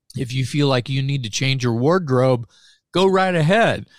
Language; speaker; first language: English; native; English